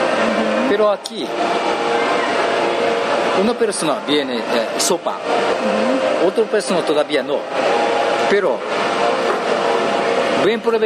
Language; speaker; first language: Spanish; non-native, learner; Japanese